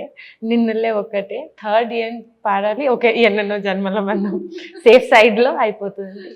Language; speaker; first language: Telugu; non-native, learner; Bangla